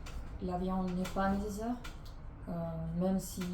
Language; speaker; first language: French; non-native, learner; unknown